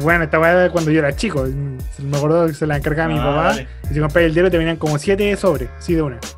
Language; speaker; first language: Spanish; native; Spanish